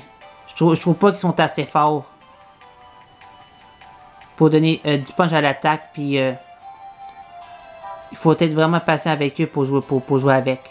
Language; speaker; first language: French; native; French